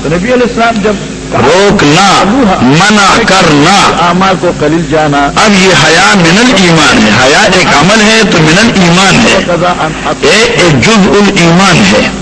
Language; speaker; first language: Urdu; non-native, local second language; Northern Hindko